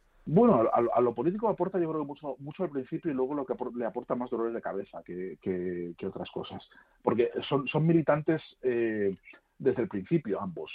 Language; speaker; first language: Spanish; native; Spanish